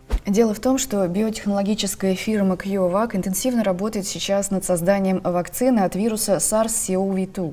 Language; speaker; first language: Russian; native; Russian